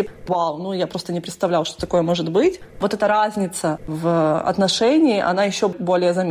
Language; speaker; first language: Russian; native; Russian